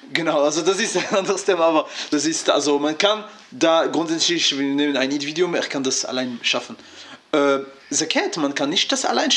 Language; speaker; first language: German; non-native, fluent; French